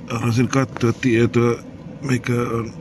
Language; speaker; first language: Finnish; non-native, local second language; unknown